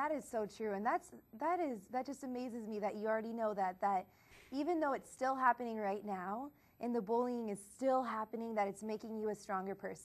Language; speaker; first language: English; native; English